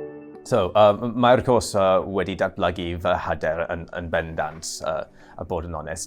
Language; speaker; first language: Welsh; non-native, learner; English